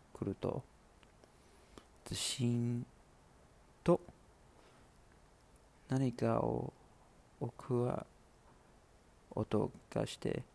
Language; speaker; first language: Japanese; non-native, learner; Chinese